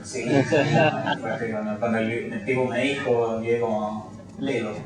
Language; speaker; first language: Spanish; native; Spanish